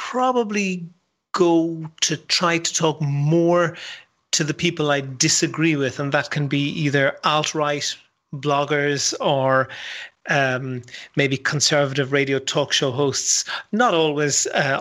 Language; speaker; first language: English; native; English